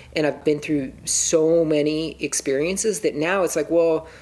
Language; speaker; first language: English; native; English